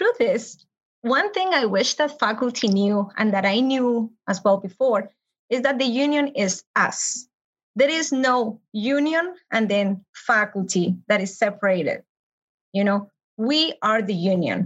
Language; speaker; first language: English; non-native, fluent; Spanish